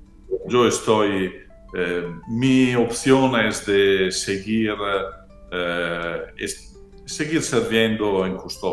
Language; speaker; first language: Spanish; non-native, fluent; Italian